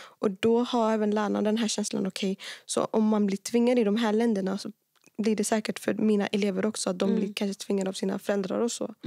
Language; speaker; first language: Swedish; early bilingual, other home language; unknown